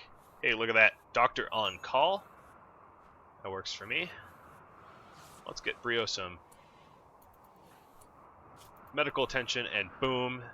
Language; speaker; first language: English; native; English